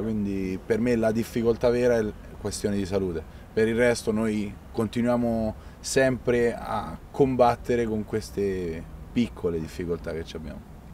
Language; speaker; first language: Italian; native; Italian